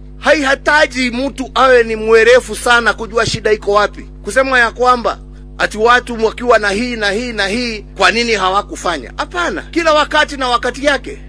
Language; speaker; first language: Swahili; non-native, local second language; Kikuyu